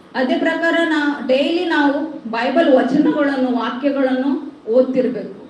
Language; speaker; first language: Kannada; non-native, local second language; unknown